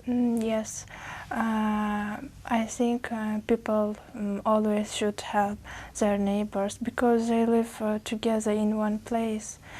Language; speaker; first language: English; non-native, learner; Uzbek